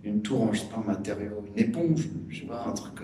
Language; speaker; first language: French; native; French